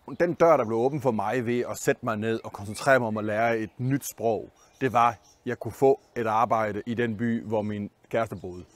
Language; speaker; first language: Danish; native; Danish